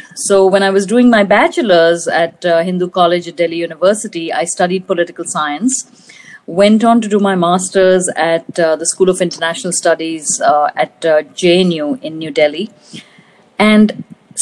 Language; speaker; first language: English; non-native, local second language; Hindi